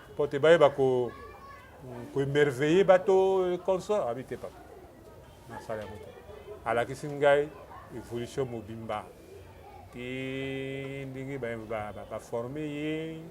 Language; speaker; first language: Lingala; native; Lingala